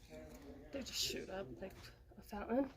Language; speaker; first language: English; native; English